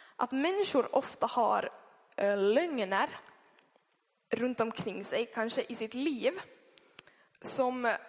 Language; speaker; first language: Swedish; native; Swedish